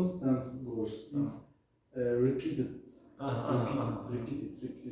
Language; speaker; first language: English; non-native, learner; Turkish